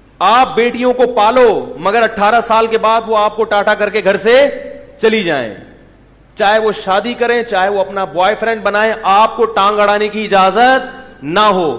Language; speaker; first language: Urdu; native; Urdu